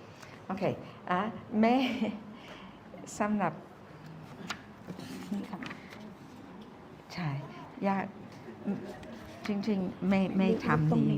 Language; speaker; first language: Thai; non-native, fluent; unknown